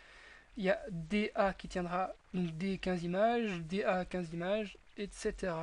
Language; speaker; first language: French; native; French